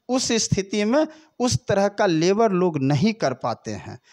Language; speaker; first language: Hindi; native; Hindi